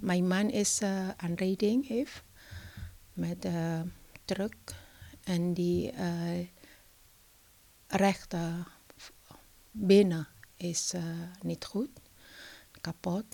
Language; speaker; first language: Dutch; non-native, learner; Indonesian